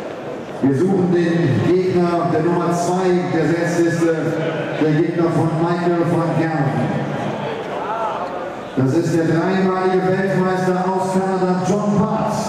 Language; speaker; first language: German; native; German